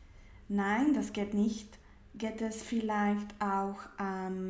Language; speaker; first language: German; non-native, learner; Spanish